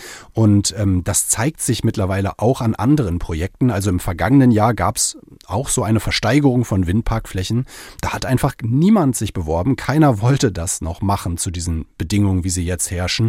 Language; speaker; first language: German; native; German